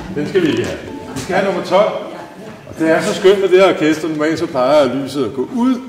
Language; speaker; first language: Danish; native; Danish